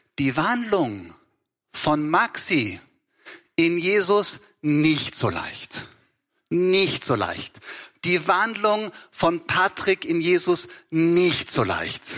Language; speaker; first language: German; native; German